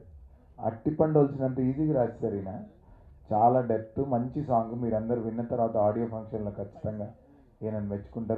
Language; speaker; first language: Telugu; native; Telugu